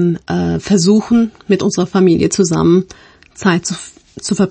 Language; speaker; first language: German; non-native, fluent; Turkish